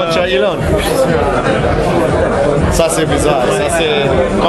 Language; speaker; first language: French; non-native, learner; Afrikaans